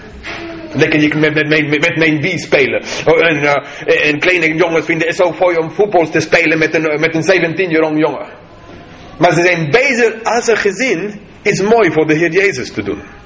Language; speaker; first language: Dutch; non-native, fluent; English